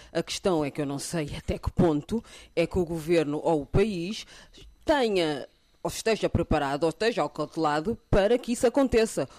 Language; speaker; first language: Portuguese; early bilingual, other home language; Kabuverdianu